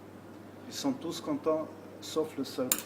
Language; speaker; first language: French; non-native, learner; Albanian